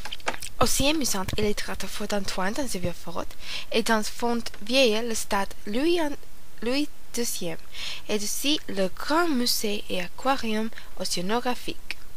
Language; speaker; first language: French; non-native, learner; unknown